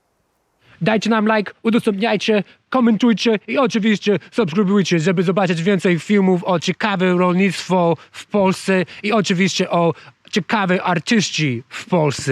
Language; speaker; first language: Polish; non-native, learner; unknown